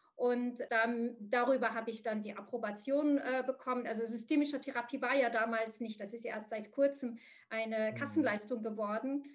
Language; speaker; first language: German; early bilingual, other home language; Arabic